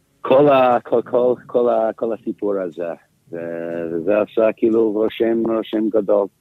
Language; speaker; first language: Hebrew; non-native, fluent; English